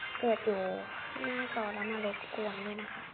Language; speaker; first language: Thai; native; Thai